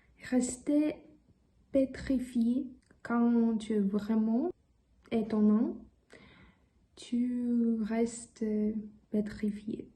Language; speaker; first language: French; non-native, learner; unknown